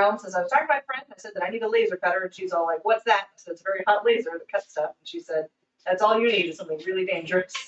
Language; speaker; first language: English; native; English